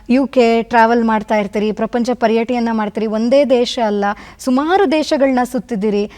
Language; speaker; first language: Kannada; native; Kannada